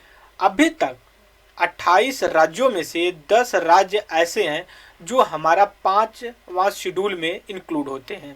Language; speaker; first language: Hindi; native; Hindi